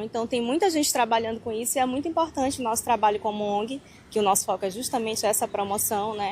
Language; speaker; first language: Portuguese; native; Portuguese